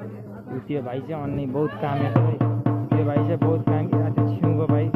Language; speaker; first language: Nepali; native; Nepali